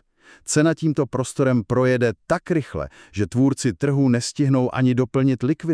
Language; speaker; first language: Czech; native; Czech